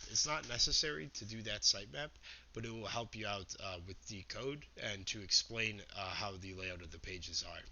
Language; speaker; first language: English; native; English